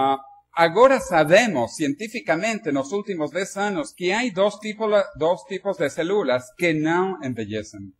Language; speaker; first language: Spanish; non-native, learner; Portuguese